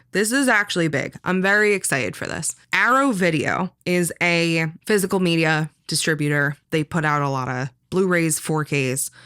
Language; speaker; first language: English; native; English